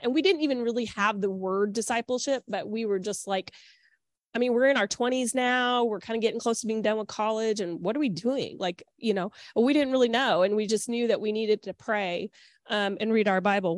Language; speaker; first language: English; native; English